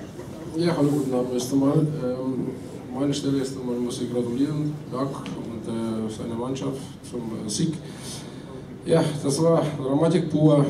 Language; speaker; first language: German; non-native, fluent; Russian